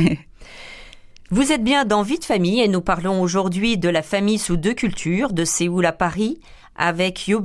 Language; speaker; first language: French; native; French